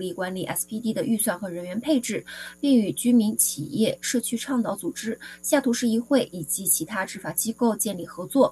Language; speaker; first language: Chinese; native; Chinese